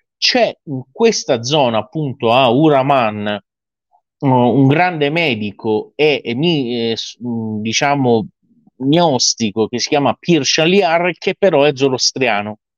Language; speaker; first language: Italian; non-native, fluent; Persian